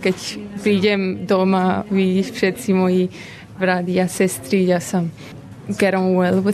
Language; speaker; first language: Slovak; early bilingual, heritage; Slovak